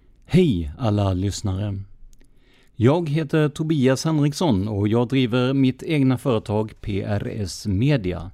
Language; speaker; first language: Swedish; native; Swedish